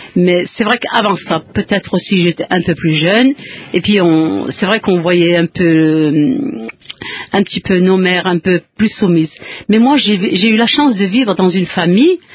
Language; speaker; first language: French; non-native, local second language; Kabyle